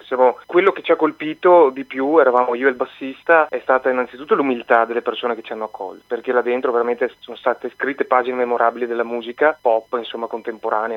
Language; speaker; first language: Italian; native; Italian